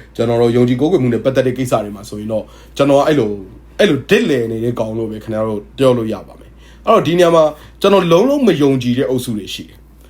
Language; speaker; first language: Burmese; native; Burmese